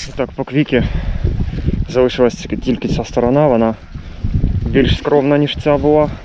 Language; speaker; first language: Ukrainian; native; Ukrainian